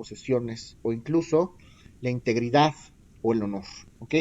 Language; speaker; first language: Spanish; native; Spanish